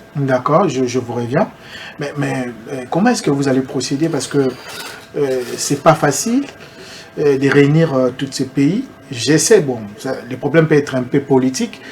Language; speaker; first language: French; non-native, local second language; Lingala